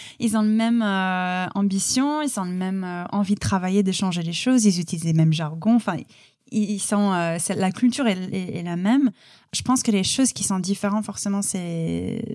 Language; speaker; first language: French; non-native, fluent; English